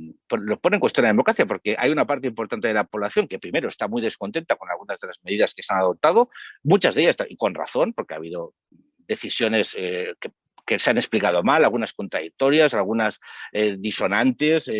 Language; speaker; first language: Spanish; native; Spanish